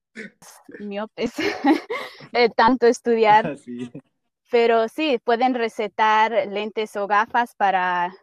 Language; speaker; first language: Spanish; early bilingual, heritage; Spanish